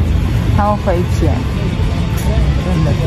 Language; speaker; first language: Chinese; non-native, fluent; Armenian